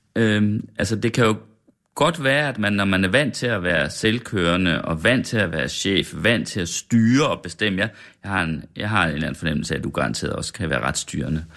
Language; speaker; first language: Danish; native; Danish